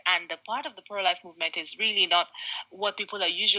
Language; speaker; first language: English; non-native, local second language; Igbo